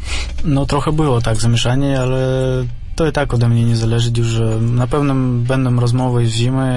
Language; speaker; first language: Polish; non-native, fluent; Russian